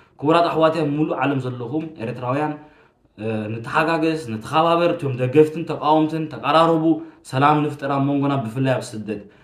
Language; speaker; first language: Tigrinya; early bilingual, heritage; Tigrinya